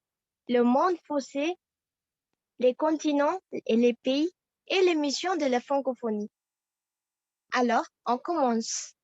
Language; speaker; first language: French; non-native, fluent; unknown